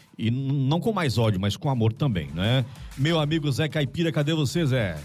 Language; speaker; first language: Portuguese; native; Portuguese